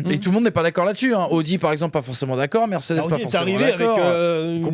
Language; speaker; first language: French; native; French